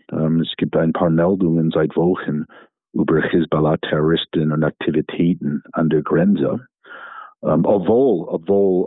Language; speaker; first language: German; non-native, fluent; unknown